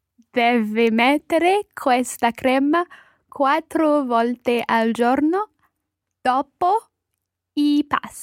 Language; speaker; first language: Italian; non-native, learner; English